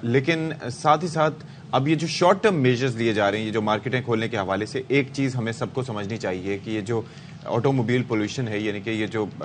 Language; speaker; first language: Urdu; native; Urdu